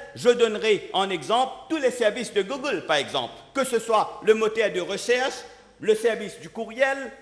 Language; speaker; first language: French; non-native, local second language; Morisyen